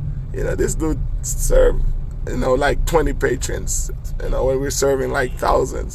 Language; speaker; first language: English; native; English